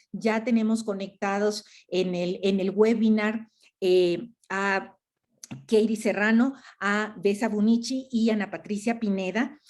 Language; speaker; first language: Spanish; native; Spanish